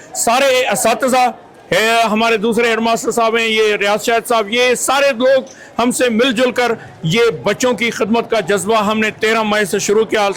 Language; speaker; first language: Urdu; non-native, local second language; Sindhi